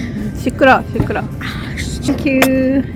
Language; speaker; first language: Korean; native; Korean